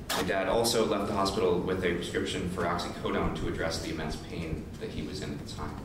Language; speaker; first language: English; native; English